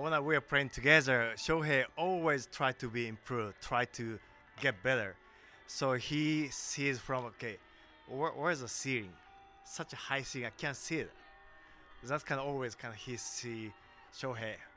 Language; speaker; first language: English; non-native, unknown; Japanese